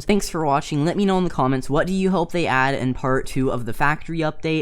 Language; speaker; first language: English; native; English